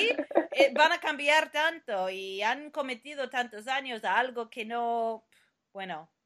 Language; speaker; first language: Spanish; non-native, fluent; English